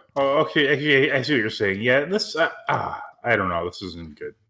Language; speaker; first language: English; early bilingual, other home language; Lithuanian